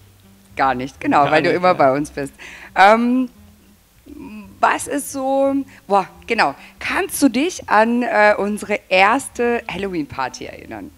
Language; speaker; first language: German; native; German